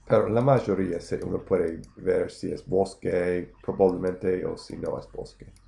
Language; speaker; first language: Spanish; non-native, fluent; English